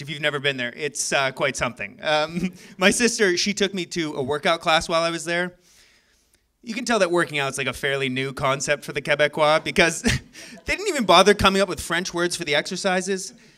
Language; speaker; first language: English; native; English